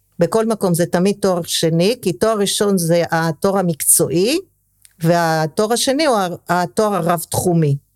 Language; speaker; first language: Hebrew; early bilingual, other home language; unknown